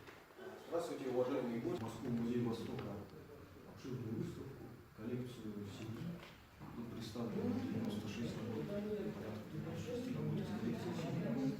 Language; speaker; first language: Russian; native; Russian